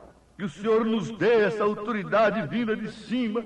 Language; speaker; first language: Portuguese; native; Portuguese